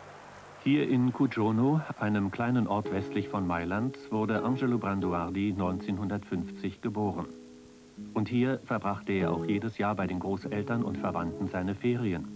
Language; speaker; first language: German; native; German